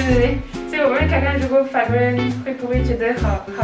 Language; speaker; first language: Chinese; non-native, learner; French